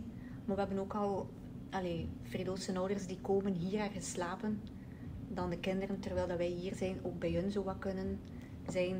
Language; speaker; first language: Dutch; native; Dutch